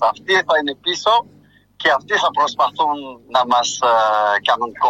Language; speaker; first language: Greek; non-native, fluent; French